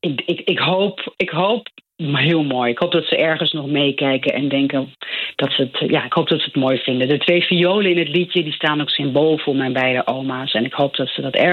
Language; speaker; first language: Dutch; non-native, local second language; Low German